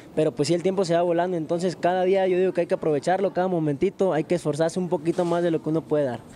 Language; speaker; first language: Spanish; native; Spanish